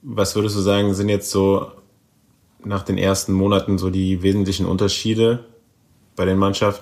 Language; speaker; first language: German; native; German